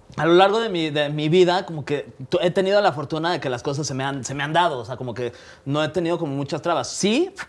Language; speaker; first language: Spanish; native; Spanish